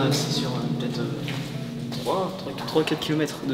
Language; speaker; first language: French; native; French